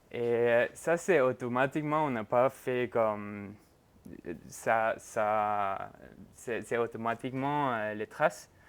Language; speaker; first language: French; non-native, fluent; Norwegian